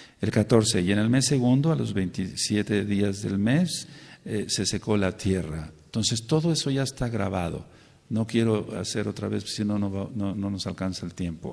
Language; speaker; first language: Spanish; native; Spanish